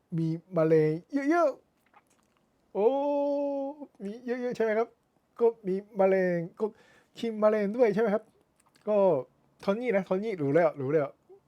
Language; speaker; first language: Thai; non-native, learner; Japanese